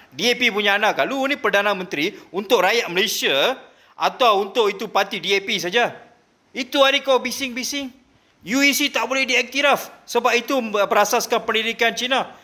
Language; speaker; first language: Malay; non-native, local second language; Tamil